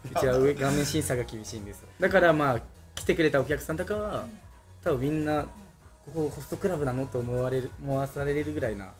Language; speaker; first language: Japanese; early bilingual, other home language; Spanish